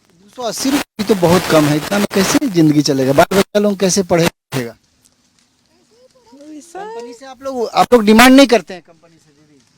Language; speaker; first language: Hindi; native; Hindi